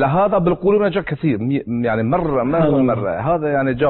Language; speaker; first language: Arabic; non-native, learner; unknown